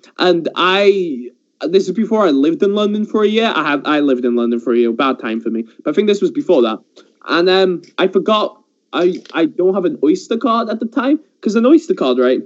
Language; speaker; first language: English; early bilingual, other home language; Persian